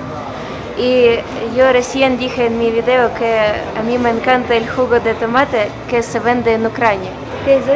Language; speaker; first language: Spanish; non-native, fluent; Ukrainian